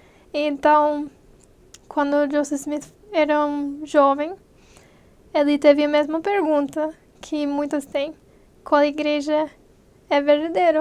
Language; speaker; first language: Portuguese; non-native, fluent; English